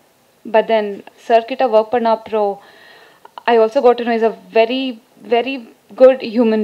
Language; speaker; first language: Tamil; non-native, learner; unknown